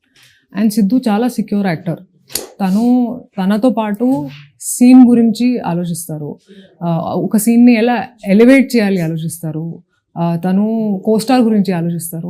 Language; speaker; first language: Telugu; non-native, fluent; Hindi